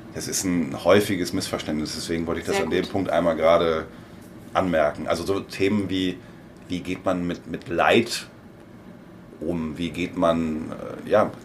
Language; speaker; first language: German; native; German